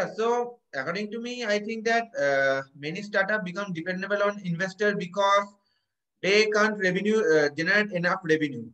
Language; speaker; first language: English; non-native, local second language; Bangla